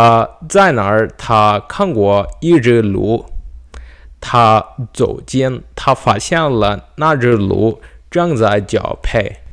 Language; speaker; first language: Chinese; non-native, learner; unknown